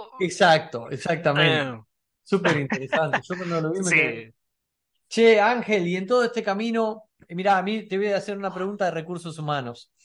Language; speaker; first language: Spanish; native; Spanish